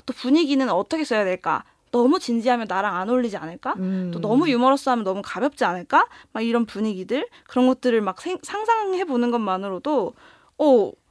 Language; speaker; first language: Korean; native; Korean